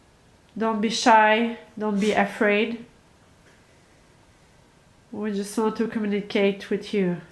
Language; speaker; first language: English; non-native, learner; French